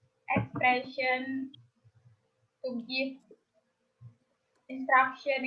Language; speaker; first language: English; non-native, learner; Indonesian